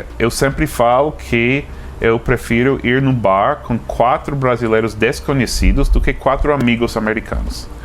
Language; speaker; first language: Portuguese; non-native, fluent; English